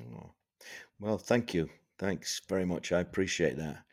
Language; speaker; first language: English; native; English